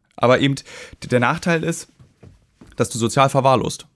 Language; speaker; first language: German; native; German